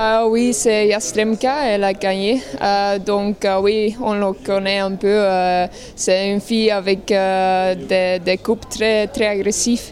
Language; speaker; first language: French; non-native, local second language; Dutch